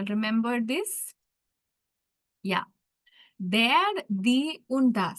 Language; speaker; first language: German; non-native, fluent; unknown